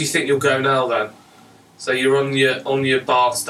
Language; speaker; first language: English; native; English